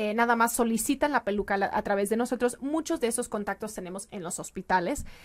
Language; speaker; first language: Spanish; non-native, fluent; English